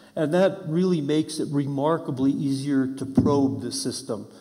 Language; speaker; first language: English; native; English